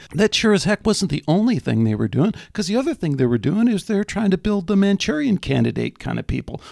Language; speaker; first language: English; native; English